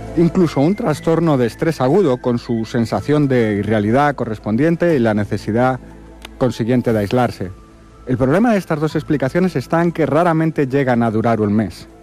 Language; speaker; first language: Spanish; native; Spanish